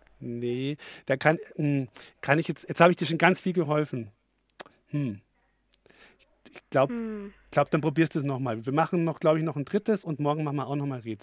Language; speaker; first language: German; native; German